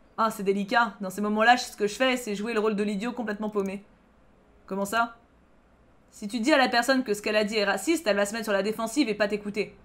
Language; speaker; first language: French; native; French